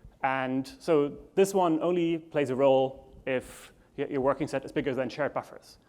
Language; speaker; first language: English; non-native, fluent; German